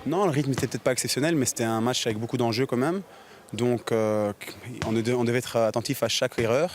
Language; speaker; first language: French; native; French